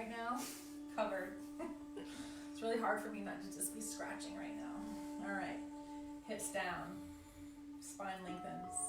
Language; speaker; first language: English; native; English